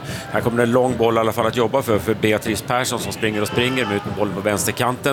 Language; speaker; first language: Swedish; native; Swedish